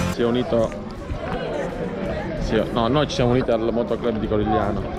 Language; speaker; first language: Italian; native; Italian